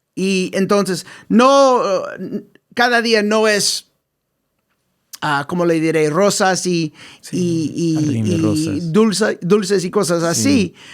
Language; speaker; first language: Spanish; early bilingual, heritage; English